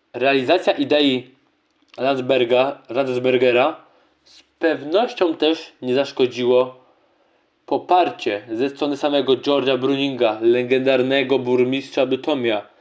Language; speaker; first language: Polish; native; Polish